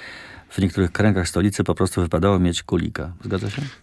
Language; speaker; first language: Polish; native; Polish